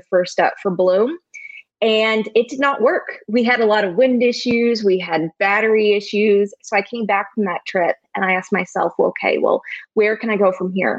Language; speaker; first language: English; native; English